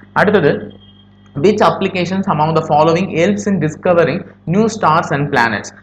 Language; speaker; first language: English; non-native, local second language; Tamil